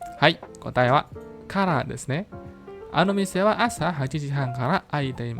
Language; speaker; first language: Japanese; non-native, fluent; Indonesian